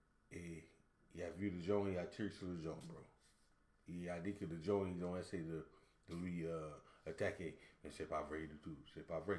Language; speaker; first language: French; non-native, learner; English